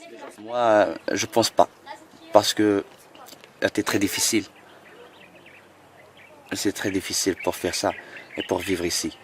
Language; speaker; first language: French; non-native, learner; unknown